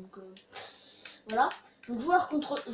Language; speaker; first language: French; native; French